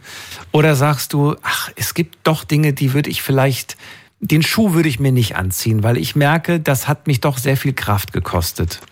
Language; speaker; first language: German; native; German